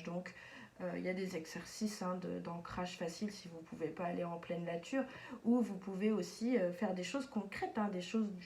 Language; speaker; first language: French; native; French